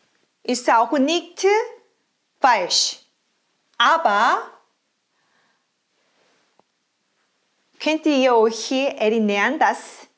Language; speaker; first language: German; non-native, fluent; Korean